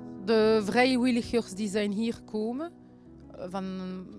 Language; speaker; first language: Dutch; non-native, learner; French